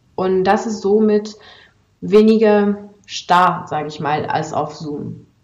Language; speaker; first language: German; non-native, fluent; French